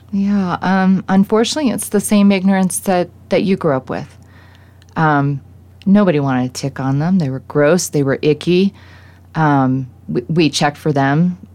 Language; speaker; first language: English; native; English